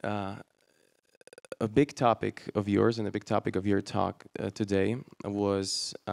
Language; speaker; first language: English; non-native, fluent; Slovak